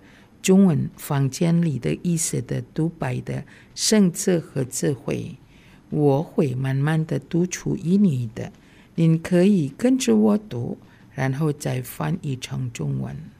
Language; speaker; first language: Chinese; non-native, fluent; Indonesian